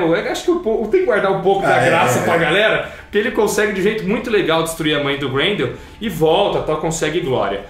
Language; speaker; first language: Portuguese; native; Portuguese